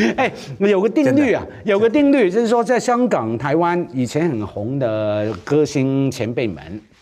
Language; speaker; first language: Chinese; non-native, local second language; Cantonese